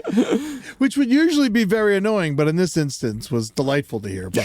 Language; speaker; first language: English; native; English